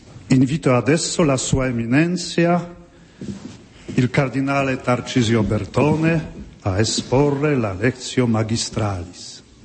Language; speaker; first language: Italian; non-native, fluent; Polish